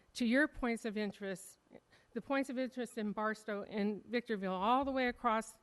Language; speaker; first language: English; native; English